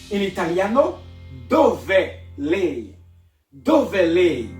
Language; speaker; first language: Italian; non-native, learner; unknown